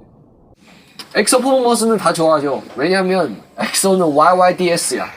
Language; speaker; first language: Korean; non-native, fluent; Chinese